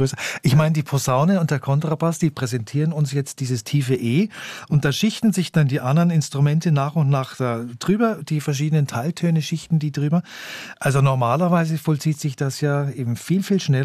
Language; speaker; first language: German; native; German